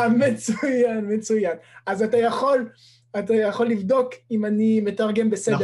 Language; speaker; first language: Hebrew; non-native, fluent; French